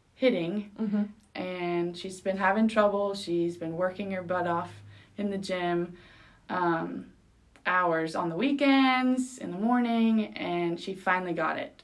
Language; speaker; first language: English; early bilingual, other home language; Spanish